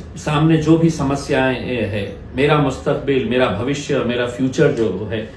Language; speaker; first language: Urdu; native; Urdu